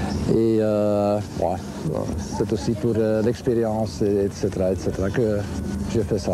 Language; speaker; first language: French; non-native, local second language; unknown